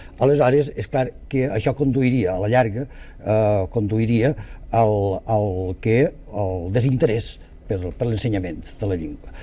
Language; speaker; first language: Catalan; native; Catalan